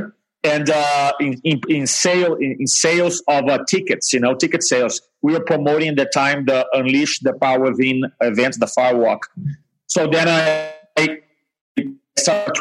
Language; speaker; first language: English; non-native, fluent; Portuguese